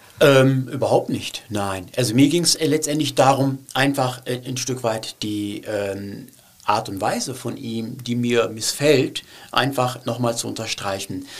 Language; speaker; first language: German; early bilingual, other home language; Turkish